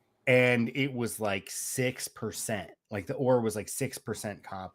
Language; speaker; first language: English; native; English